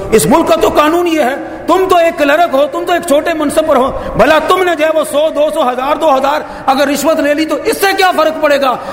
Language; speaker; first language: Urdu; native; Urdu